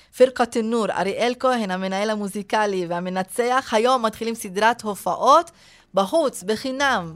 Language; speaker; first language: Hebrew; non-native, local second language; Arabic